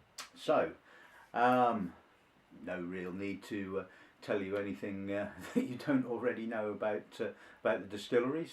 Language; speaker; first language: English; native; English